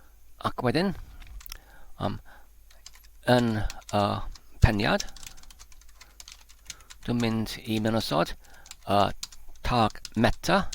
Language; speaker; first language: Welsh; non-native, learner; Polish